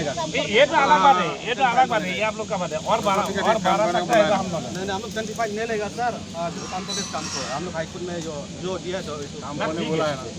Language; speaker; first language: Hindi; non-native, local second language; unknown